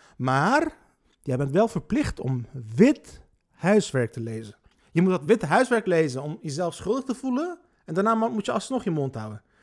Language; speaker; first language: Dutch; early bilingual, other home language; Turkish